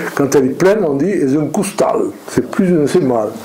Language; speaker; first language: French; native; French